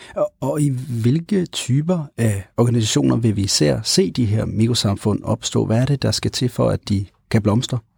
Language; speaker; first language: Danish; native; Danish